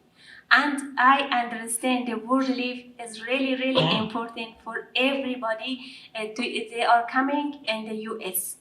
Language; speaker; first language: English; non-native, learner; Persian